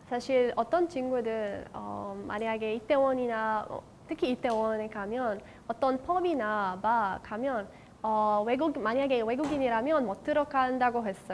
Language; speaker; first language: Korean; non-native, learner; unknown